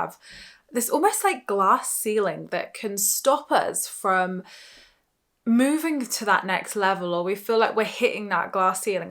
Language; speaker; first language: English; native; English